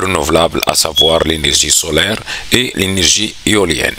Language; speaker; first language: French; non-native, local second language; Arabic